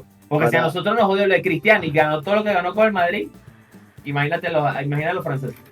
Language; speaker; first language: Spanish; native; Spanish